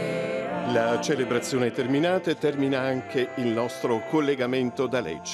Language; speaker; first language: Italian; native; Italian